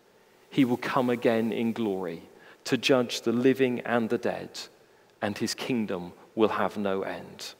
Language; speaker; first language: English; native; English